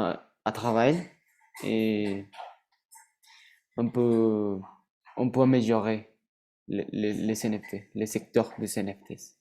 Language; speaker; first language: French; non-native, learner; Spanish